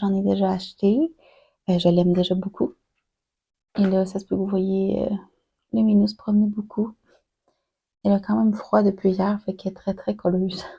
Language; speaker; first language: French; native; French